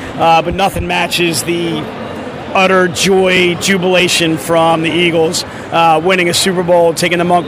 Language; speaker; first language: English; native; English